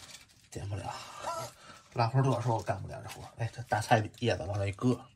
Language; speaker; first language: Chinese; native; Chinese